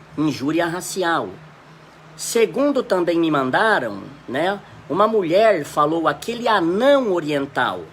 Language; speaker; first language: Portuguese; native; Portuguese